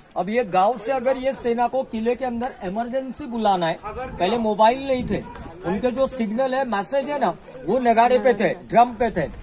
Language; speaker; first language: Hindi; non-native, local second language; Marathi